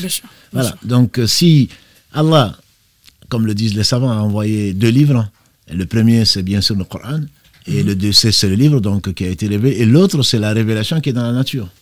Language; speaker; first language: French; native; French